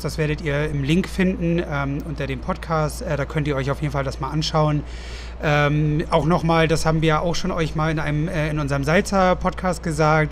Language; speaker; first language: German; native; German